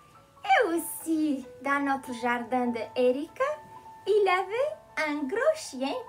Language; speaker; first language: French; non-native, fluent; Romanian